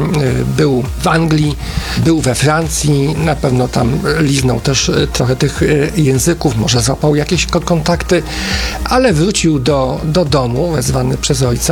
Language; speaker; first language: Polish; native; Polish